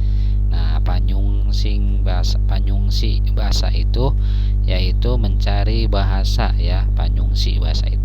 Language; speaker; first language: Indonesian; non-native, local second language; Sundanese